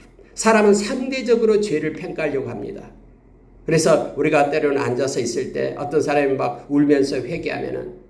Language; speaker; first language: Korean; native; Korean